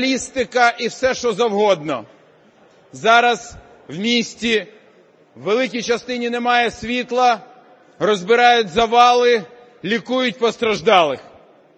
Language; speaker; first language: Ukrainian; native; Ukrainian